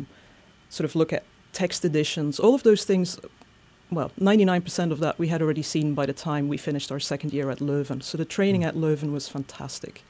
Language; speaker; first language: English; non-native, fluent; Dutch